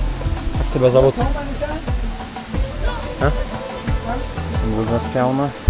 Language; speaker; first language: Russian; non-native, learner; Lithuanian